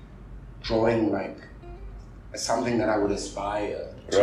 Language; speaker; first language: English; non-native, local second language; Afrikaans